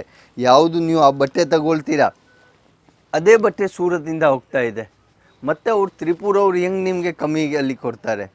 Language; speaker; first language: Kannada; non-native, local second language; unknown